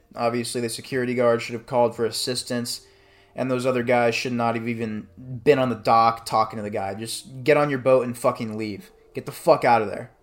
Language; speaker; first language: English; native; English